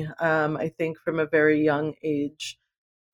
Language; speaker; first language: English; native; English